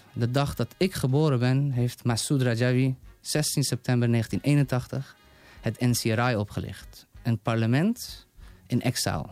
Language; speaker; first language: Dutch; non-native, fluent; Persian